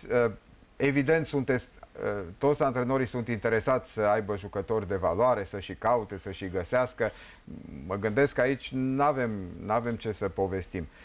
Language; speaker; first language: Romanian; native; Romanian